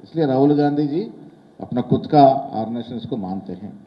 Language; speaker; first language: Hindi; non-native, local second language; Telugu